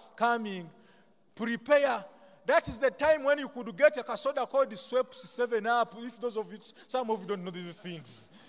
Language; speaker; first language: English; non-native, local second language; Ganda